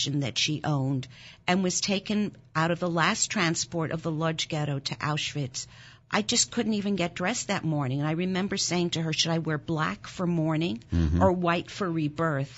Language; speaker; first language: English; non-native, fluent; German